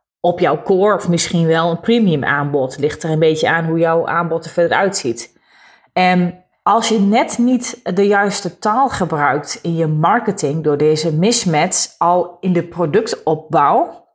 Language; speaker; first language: Dutch; native; Dutch